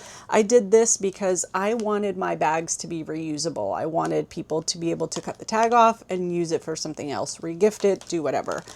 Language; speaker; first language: English; native; English